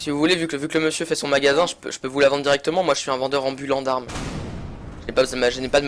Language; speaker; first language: French; native; French